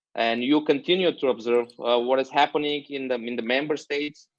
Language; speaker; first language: English; non-native, fluent; Bulgarian